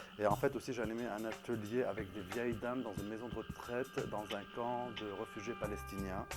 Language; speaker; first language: French; non-native, local second language; Arabic